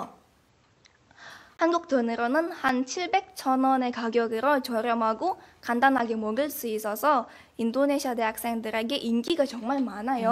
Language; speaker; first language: Korean; non-native, fluent; Indonesian